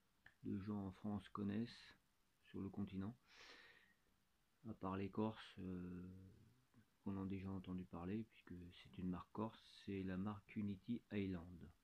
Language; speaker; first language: French; native; French